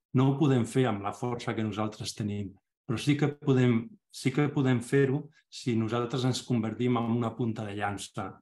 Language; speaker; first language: Catalan; non-native, local second language; Spanish